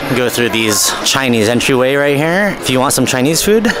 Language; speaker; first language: English; native; English